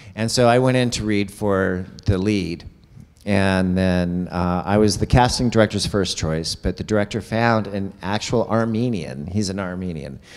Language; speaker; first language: English; native; English